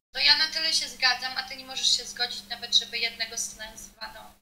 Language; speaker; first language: Polish; non-native, fluent; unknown